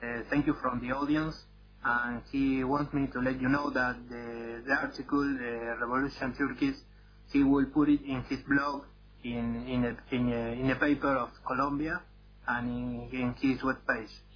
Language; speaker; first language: English; non-native, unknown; Spanish